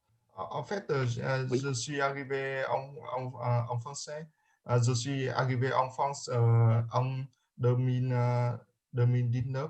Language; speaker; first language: French; non-native, learner; Vietnamese